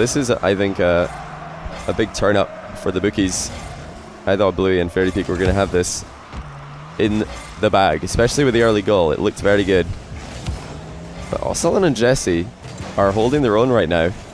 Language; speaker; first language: English; native; English